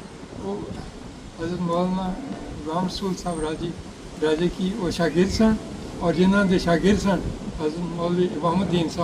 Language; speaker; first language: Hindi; non-native, local second language; Punjabi